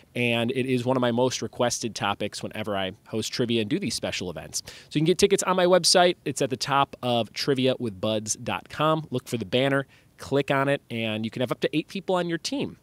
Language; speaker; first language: English; native; English